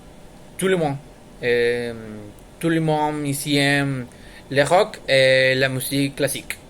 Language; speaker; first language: French; non-native, learner; Spanish